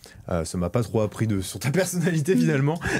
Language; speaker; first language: French; native; French